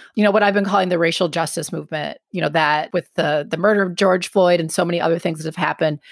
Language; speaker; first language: English; native; English